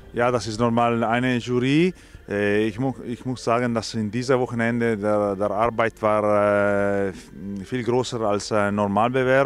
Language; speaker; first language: German; non-native, learner; Italian